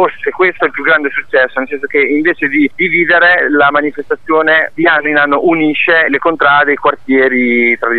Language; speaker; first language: Italian; native; Italian